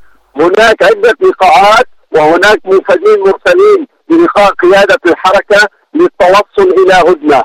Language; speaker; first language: Arabic; native; Arabic